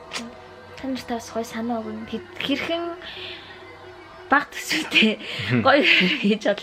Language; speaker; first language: Mongolian; native; Mongolian